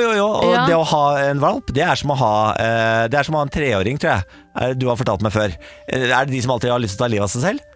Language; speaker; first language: Norwegian; native; Norwegian